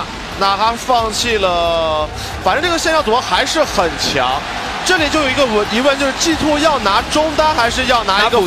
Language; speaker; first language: Chinese; native; Chinese